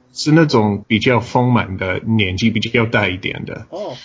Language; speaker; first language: Chinese; non-native, fluent; English